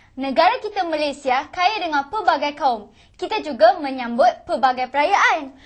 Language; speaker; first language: Malay; native; Malay